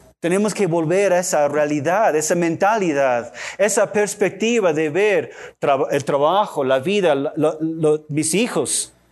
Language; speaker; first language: Spanish; non-native, fluent; English